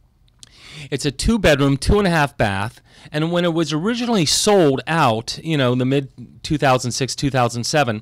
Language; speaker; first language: English; native; English